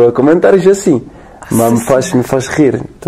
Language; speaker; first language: Portuguese; non-native, learner; French